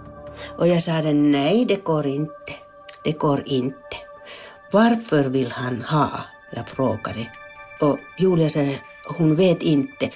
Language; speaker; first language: Swedish; non-native, learner; Finnish